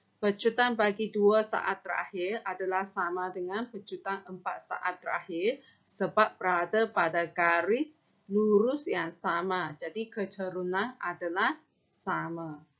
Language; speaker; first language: Malay; non-native, local second language; Chinese